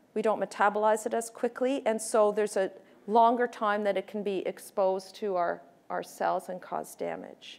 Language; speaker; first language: English; native; English